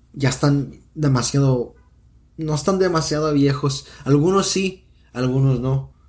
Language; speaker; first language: Spanish; early bilingual, other home language; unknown